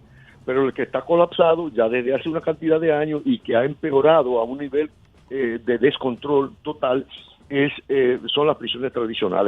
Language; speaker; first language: Spanish; native; Spanish